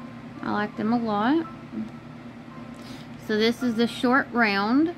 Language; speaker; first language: English; native; English